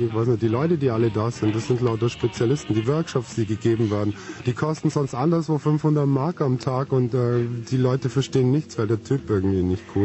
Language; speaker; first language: German; native; German